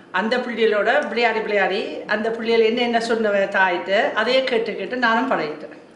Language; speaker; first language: Tamil; non-native, fluent; German